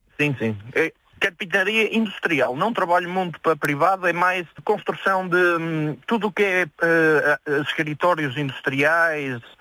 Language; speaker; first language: Portuguese; native; Portuguese